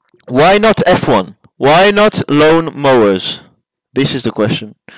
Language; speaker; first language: English; non-native, fluent; French